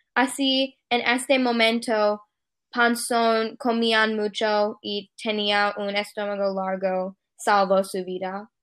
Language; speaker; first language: Spanish; non-native, learner; English